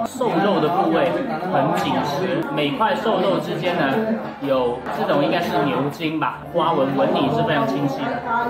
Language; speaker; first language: Chinese; non-native, local second language; Min Nan Chinese